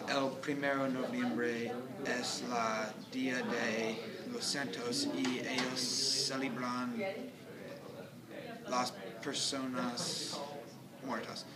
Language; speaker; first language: Spanish; non-native, learner; English